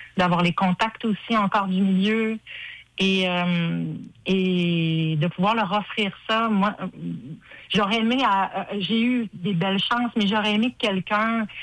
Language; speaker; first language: French; native; French